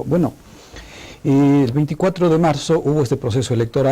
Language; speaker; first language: Spanish; native; Spanish